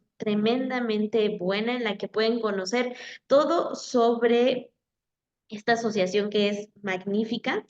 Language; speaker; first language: Spanish; native; Spanish